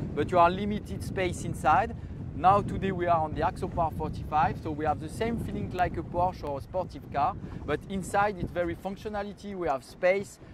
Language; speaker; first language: English; non-native, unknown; French